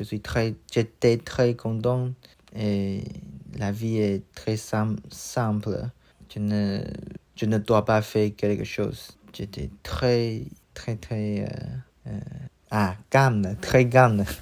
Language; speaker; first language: French; non-native, learner; Chinese